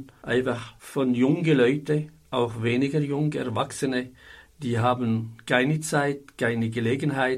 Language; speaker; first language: German; non-native, fluent; Arabic